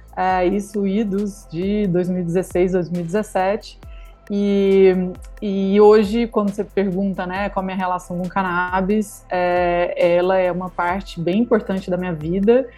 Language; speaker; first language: Portuguese; native; Portuguese